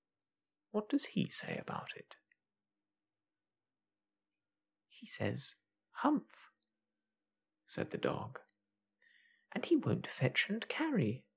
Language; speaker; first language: English; native; English